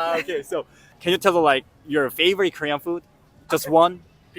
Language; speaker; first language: English; non-native, learner; Korean